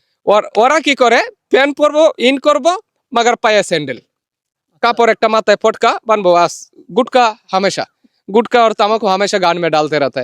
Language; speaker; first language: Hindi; non-native, learner; Bangla